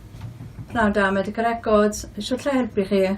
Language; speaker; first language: Welsh; native; Welsh